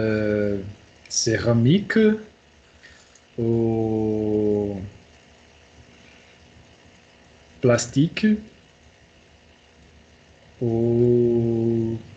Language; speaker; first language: French; non-native, learner; Portuguese